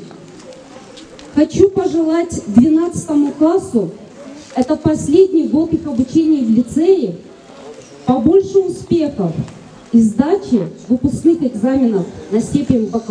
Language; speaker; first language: Russian; non-native, local second language; Gagauz